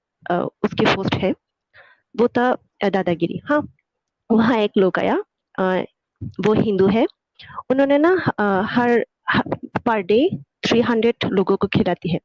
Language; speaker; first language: Hindi; non-native, fluent; Bangla